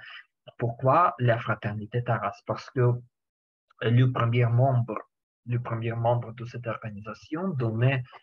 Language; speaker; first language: French; non-native, learner; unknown